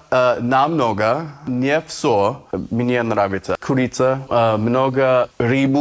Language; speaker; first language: Russian; non-native, learner; English